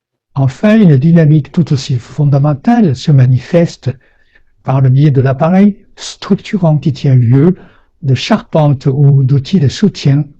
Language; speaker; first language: French; native; French